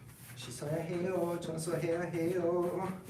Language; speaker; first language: Korean; non-native, learner; Italian